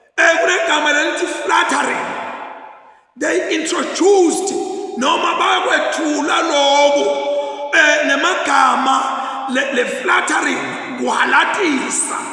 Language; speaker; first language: Zulu; non-native, local second language; Swati